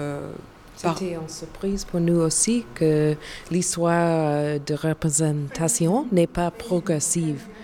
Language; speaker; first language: French; non-native, learner; English